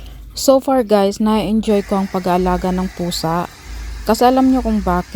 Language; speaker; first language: Filipino; native; Filipino